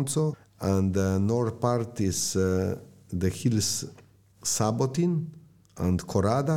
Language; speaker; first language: English; non-native, learner; Slovenian